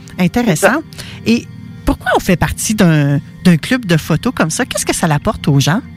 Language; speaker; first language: French; native; French